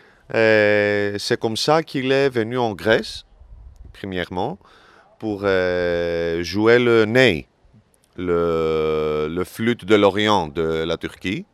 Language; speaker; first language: French; non-native, learner; Greek